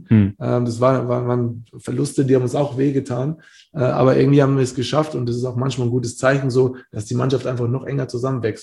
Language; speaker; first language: German; native; German